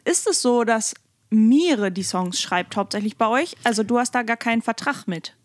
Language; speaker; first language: German; native; German